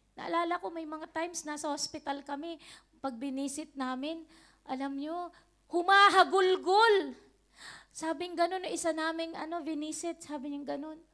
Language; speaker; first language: Filipino; native; Filipino